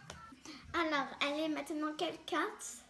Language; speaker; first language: French; early bilingual, other home language; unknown